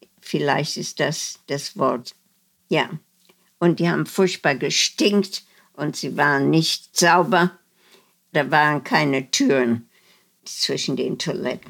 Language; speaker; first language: German; non-native, fluent; Dutch